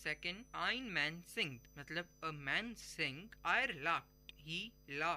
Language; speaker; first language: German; non-native, learner; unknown